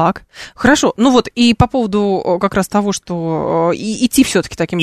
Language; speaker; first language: Russian; native; Russian